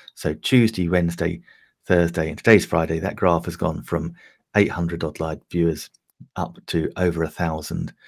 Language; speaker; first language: English; native; English